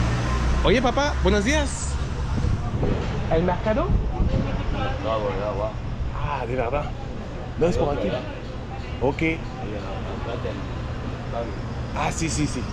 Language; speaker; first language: Spanish; non-native, fluent; French